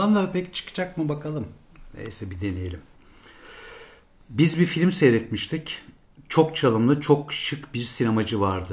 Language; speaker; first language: Turkish; native; Turkish